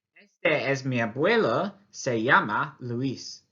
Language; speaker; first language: Spanish; non-native, fluent; English